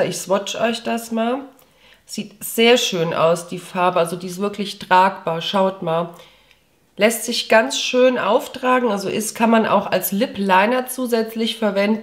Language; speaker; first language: German; native; German